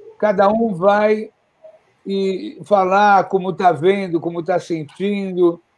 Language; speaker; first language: Portuguese; native; Portuguese